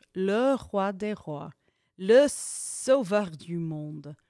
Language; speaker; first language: French; non-native, fluent; English